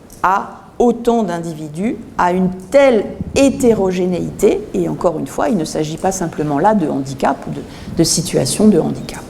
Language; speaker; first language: French; native; French